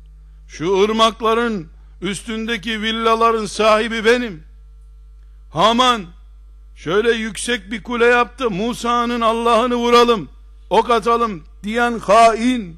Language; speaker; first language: Turkish; native; Turkish